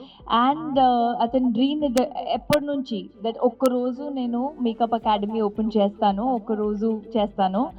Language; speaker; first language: Telugu; non-native, learner; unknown